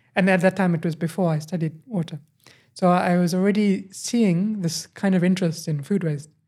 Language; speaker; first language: English; native; English